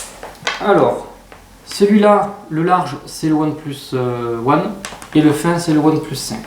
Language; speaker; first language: French; native; French